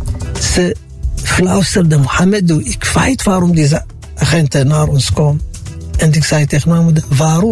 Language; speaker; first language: Dutch; non-native, fluent; Arabic